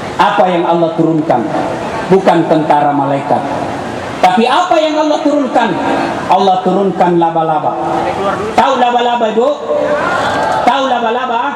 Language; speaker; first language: Indonesian; non-native, local second language; Buginese